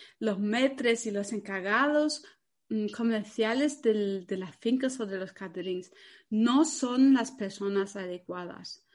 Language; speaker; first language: Spanish; non-native, fluent; German